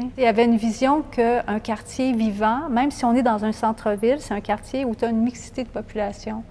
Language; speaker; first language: French; native; French